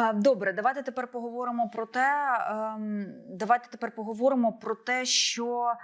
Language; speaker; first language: Ukrainian; native; Ukrainian